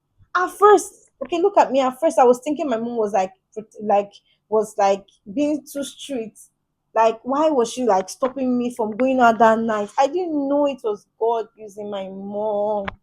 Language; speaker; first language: English; native; English